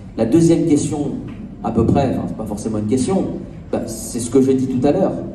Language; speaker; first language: French; native; French